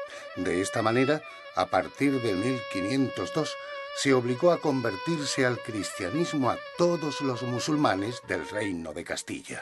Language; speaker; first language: Spanish; native; Spanish